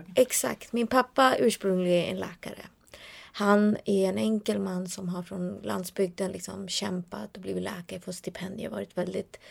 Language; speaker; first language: Swedish; early bilingual, other home language; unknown